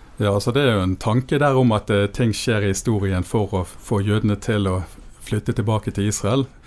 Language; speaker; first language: Norwegian; native; Norwegian